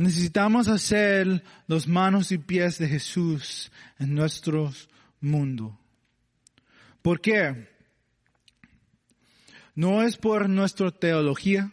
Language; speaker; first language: Spanish; non-native, learner; English